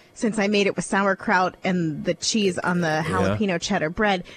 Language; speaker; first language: English; native; English